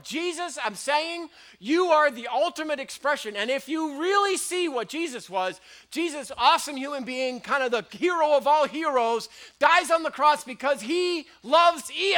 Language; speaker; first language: English; native; English